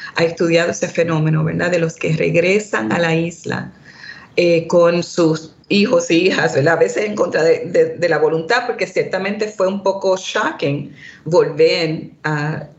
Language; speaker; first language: Spanish; early bilingual, heritage; Spanish